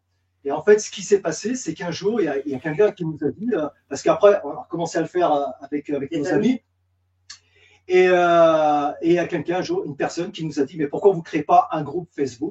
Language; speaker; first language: French; native; French